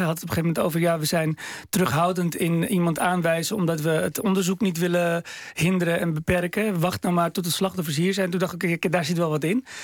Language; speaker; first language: Dutch; early bilingual, other home language; Arabic